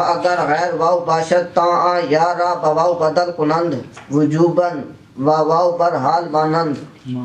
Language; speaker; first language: Persian; non-native, learner; Punjabi